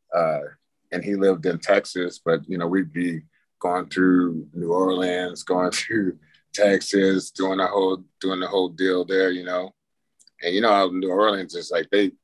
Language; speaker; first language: English; native; English